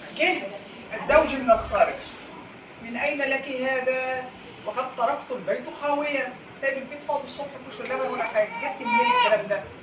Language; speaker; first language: Egyptian Arabic; native; Egyptian Arabic